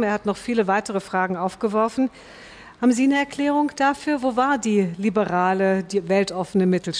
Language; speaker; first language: German; native; German